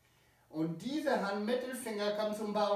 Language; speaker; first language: German; non-native, fluent; French